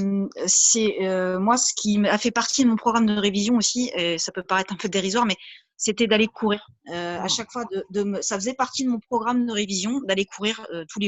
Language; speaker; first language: French; native; French